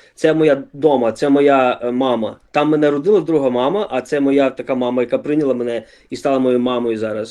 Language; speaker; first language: Ukrainian; early bilingual, other home language; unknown